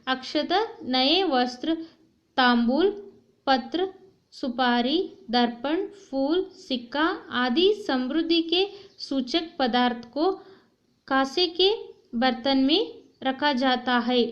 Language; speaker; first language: Hindi; non-native, local second language; Kannada